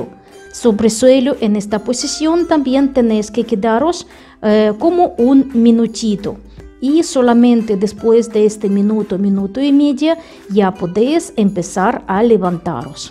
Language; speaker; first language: Spanish; non-native, fluent; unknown